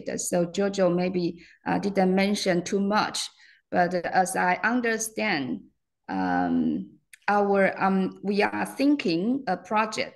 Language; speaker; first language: English; non-native, fluent; Chinese